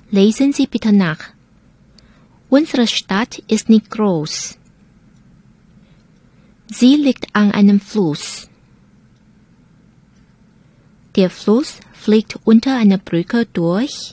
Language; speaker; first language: German; non-native, fluent; Chinese